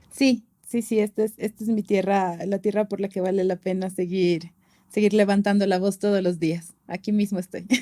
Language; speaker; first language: Spanish; native; Spanish